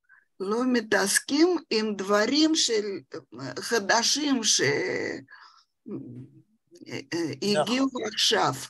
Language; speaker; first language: Hebrew; non-native, fluent; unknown